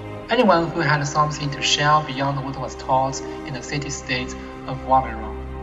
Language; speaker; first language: English; non-native, learner; Chinese